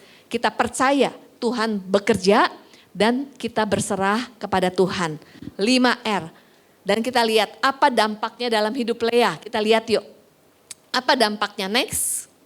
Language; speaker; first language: Indonesian; native; Indonesian